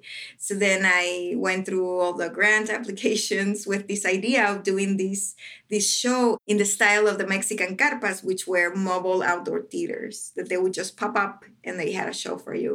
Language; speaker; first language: English; non-native, fluent; Spanish